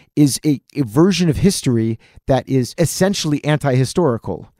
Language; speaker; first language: English; native; English